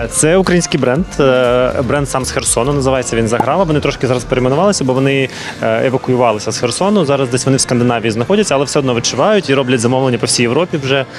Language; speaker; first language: Ukrainian; non-native, local second language; Russian